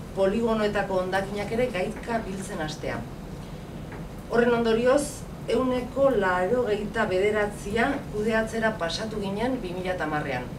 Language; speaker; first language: Basque; native; Basque